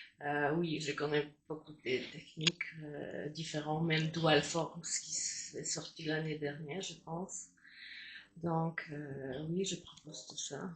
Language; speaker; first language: French; non-native, fluent; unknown